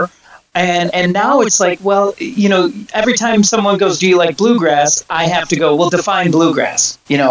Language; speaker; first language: English; native; English